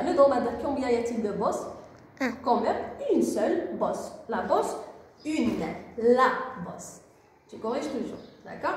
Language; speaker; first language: French; non-native, local second language; Arabic